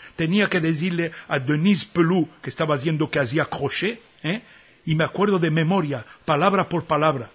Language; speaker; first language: Spanish; early bilingual, heritage; Ladino